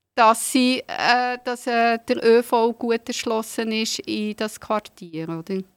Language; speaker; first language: German; native; German